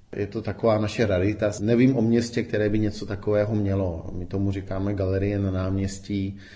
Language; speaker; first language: Czech; native; Czech